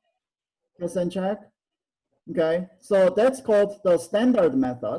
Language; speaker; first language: English; non-native, fluent; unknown